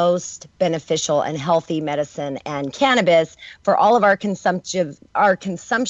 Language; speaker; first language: English; native; English